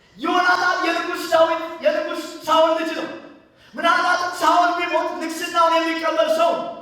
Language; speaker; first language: Amharic; native; Amharic